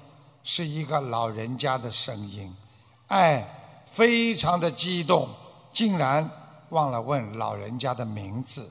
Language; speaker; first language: Chinese; native; Chinese